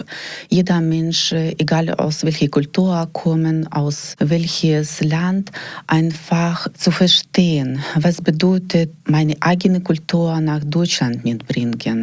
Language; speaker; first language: German; non-native, learner; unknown